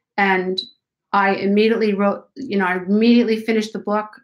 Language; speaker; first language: English; native; English